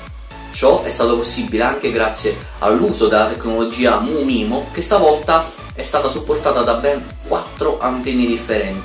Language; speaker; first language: Italian; native; Italian